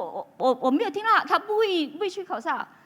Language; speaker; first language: Chinese; non-native, local second language; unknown